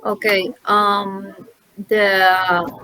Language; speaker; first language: English; non-native, learner; Spanish